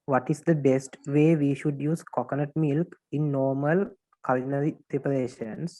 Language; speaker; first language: English; non-native, local second language; Sinhala